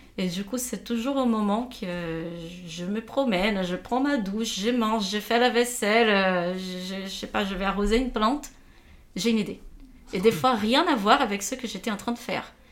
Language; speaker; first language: French; non-native, fluent; Portuguese